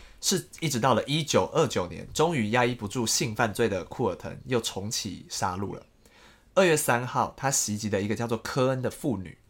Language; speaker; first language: Chinese; native; Chinese